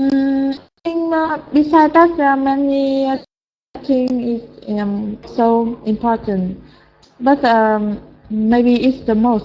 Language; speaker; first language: English; non-native, learner; Vietnamese